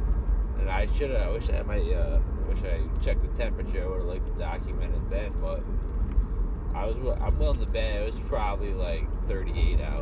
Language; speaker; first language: English; native; English